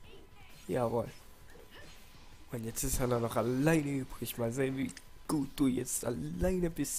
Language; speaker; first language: German; native; German